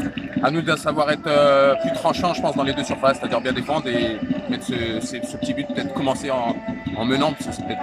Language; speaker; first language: French; native; French